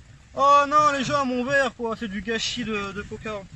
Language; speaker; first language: French; native; French